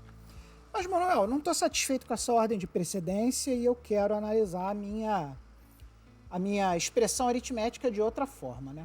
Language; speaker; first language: Portuguese; native; Portuguese